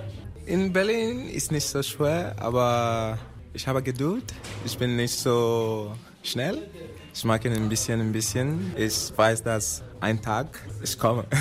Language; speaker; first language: German; non-native, learner; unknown